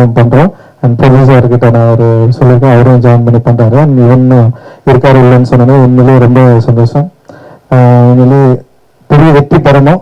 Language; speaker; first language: Tamil; native; Tamil